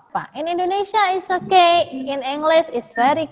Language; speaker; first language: English; non-native, fluent; Indonesian